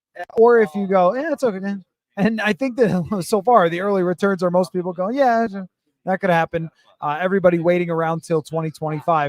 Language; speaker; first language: English; native; English